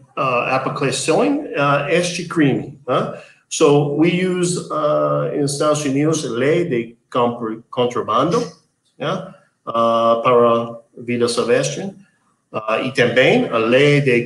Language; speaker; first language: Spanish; non-native, learner; English